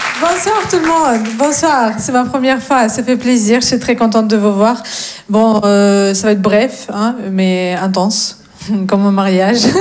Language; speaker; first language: French; non-native, fluent; Russian